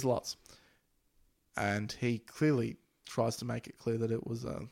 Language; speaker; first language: English; native; English